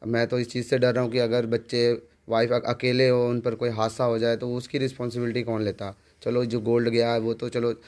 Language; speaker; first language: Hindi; native; Hindi